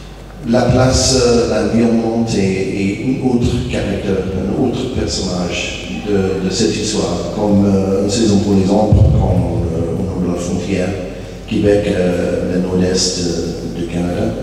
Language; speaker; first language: French; non-native, learner; English